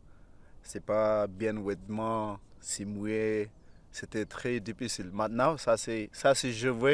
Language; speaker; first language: French; non-native, learner; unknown